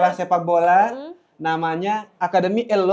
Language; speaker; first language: Indonesian; native; Indonesian